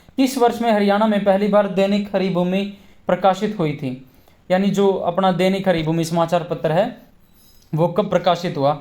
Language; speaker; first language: Hindi; native; Hindi